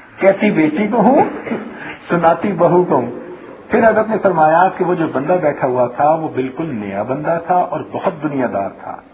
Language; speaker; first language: Urdu; non-native, local second language; Punjabi